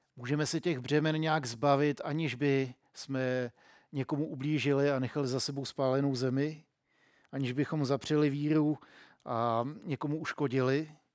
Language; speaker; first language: Czech; native; Czech